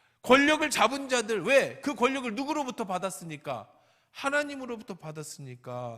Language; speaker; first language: Korean; native; Korean